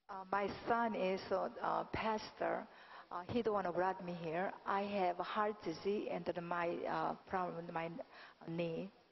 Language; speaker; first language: English; non-native, fluent; Korean